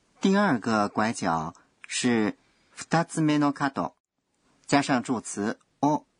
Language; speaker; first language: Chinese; non-native, fluent; Japanese